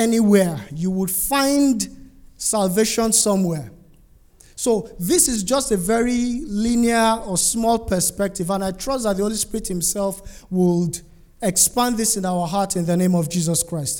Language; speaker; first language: English; non-native, local second language; Yoruba